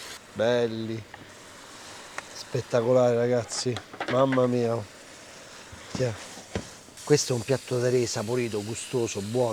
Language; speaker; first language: Italian; native; Italian